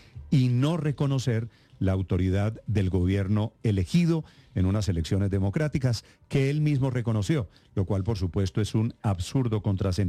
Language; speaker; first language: Spanish; native; Spanish